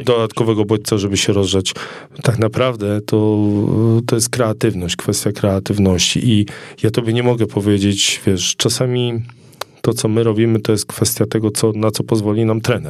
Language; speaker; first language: Polish; native; Polish